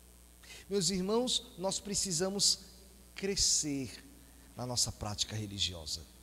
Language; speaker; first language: Portuguese; native; Portuguese